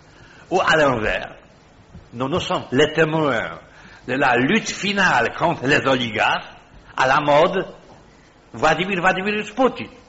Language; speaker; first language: French; non-native, fluent; Polish